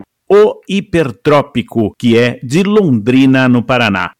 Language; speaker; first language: Portuguese; native; Portuguese